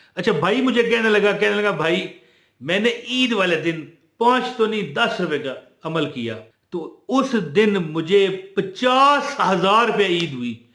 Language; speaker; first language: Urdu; non-native, local second language; Punjabi